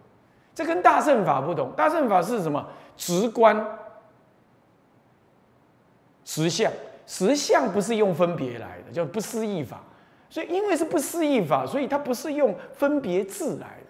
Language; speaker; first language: Chinese; native; Chinese